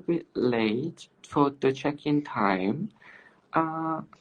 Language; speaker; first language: English; non-native, learner; Cantonese